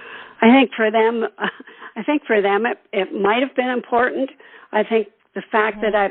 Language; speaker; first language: English; native; English